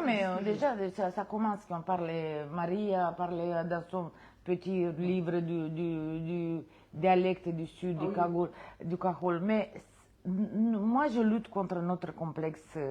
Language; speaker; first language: French; non-native, fluent; Romanian